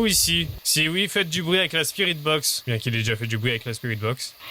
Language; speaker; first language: French; native; French